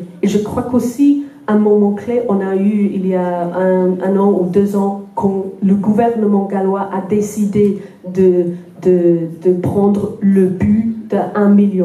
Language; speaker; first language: French; non-native, fluent; Welsh